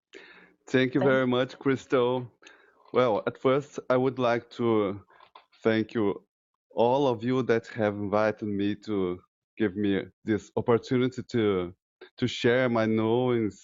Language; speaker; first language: English; non-native, fluent; Portuguese